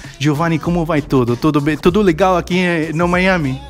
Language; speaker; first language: Portuguese; non-native, fluent; Spanish